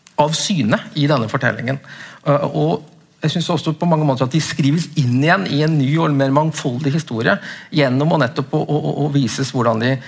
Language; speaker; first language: Norwegian; native; Norwegian